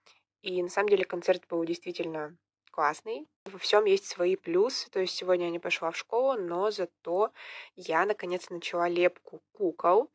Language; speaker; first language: Russian; native; Russian